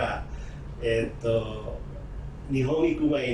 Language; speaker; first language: Japanese; non-native, fluent; Sundanese